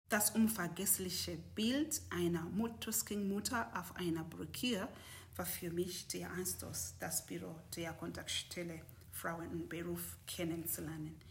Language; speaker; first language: German; non-native, fluent; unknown